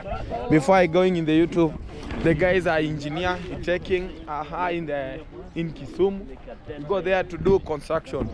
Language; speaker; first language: English; non-native, learner; Swahili